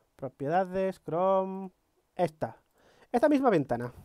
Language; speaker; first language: Spanish; native; Spanish